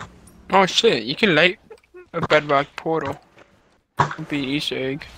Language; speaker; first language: English; native; English